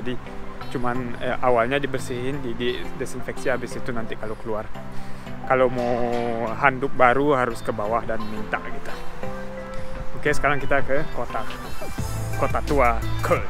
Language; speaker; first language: Indonesian; early bilingual, heritage; German